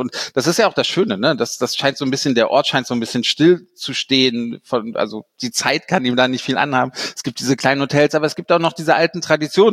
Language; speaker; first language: German; native; German